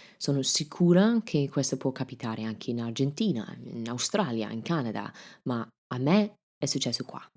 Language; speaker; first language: Italian; non-native, fluent; English